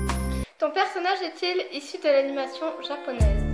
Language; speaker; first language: French; native; French